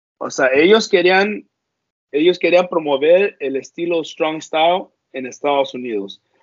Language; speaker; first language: Spanish; early bilingual, heritage; Spanish